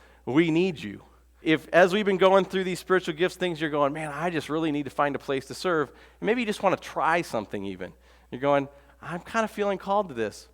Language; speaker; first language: English; native; English